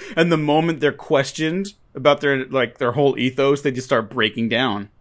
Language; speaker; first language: English; early bilingual, other home language; Spanish